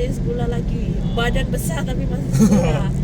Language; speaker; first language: Malay; native; Malay